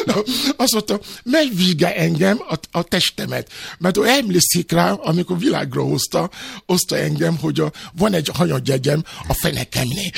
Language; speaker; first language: Hungarian; non-native, learner; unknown